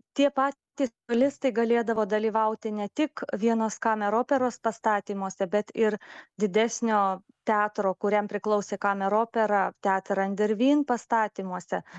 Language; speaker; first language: Lithuanian; native; Lithuanian